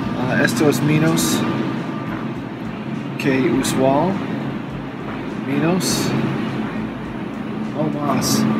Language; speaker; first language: Spanish; non-native, learner; English